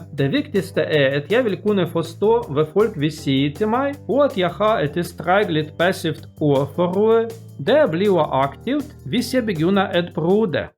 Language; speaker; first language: Danish; non-native, learner; Russian